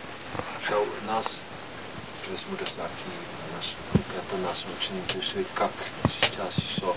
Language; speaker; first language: Russian; non-native, fluent; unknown